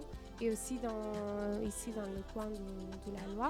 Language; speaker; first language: French; non-native, fluent; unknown